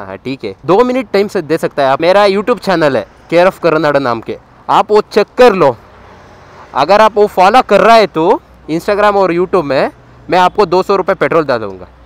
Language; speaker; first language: Hindi; non-native, local second language; Kannada